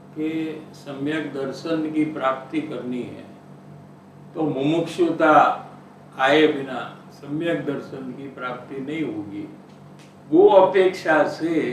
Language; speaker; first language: Hindi; non-native, local second language; Gujarati